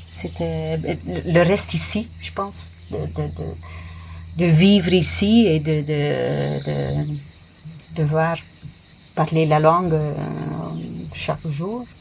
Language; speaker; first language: French; non-native, fluent; English